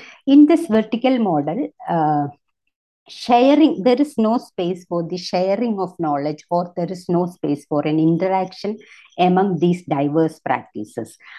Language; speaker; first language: English; non-native, local second language; Malayalam